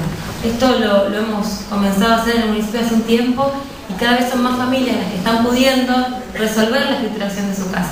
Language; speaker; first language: Spanish; native; Spanish